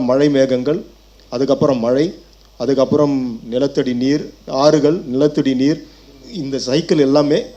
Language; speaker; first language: Tamil; native; Tamil